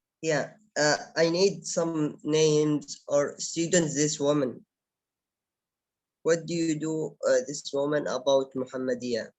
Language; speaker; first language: English; non-native, learner; Arabic